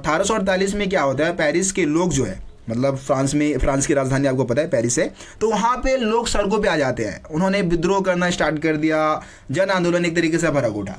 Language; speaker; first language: Hindi; native; Hindi